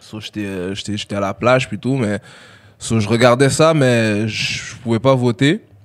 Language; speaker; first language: French; early bilingual, other home language; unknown